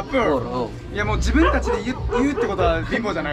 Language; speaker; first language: Japanese; native; Japanese